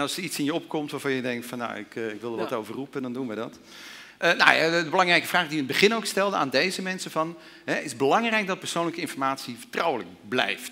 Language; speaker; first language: Dutch; native; Dutch